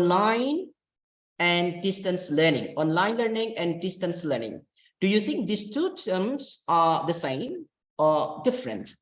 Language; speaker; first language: English; non-native, fluent; Indonesian